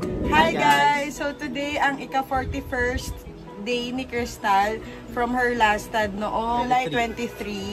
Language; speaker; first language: Filipino; native; Filipino